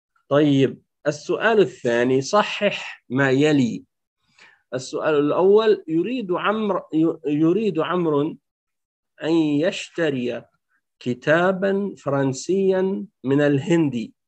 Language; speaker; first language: Arabic; non-native, fluent; French